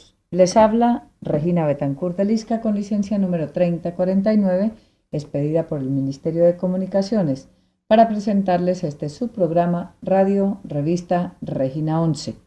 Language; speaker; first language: Spanish; native; Spanish